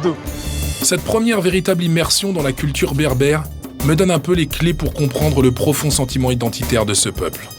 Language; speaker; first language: French; native; French